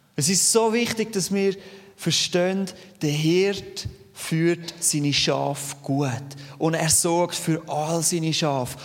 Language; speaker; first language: German; native; German